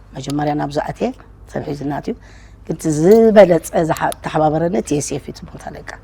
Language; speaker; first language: Tigrinya; native; Tigrinya